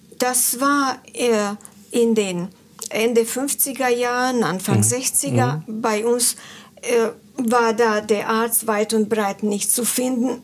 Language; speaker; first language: German; non-native, fluent; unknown